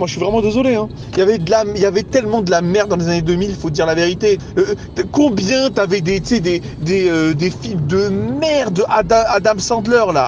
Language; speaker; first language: French; native; French